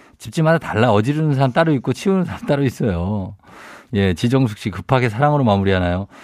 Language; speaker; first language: Korean; native; Korean